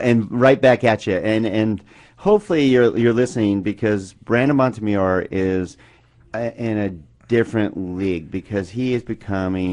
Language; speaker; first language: English; native; English